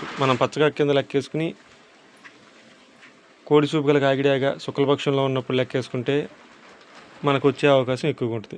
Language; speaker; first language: Telugu; native; Telugu